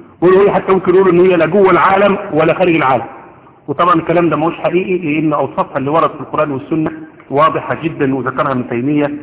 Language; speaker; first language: Arabic; native; Arabic